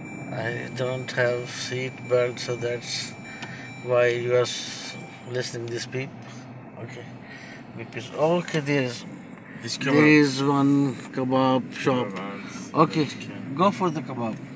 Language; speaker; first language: English; non-native, fluent; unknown